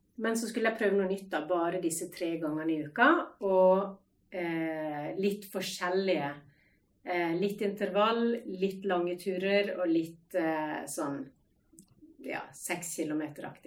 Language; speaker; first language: Norwegian; native; Norwegian